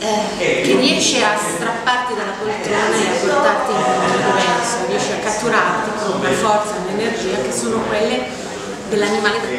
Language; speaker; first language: Italian; native; Italian